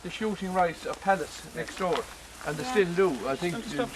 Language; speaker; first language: English; native; English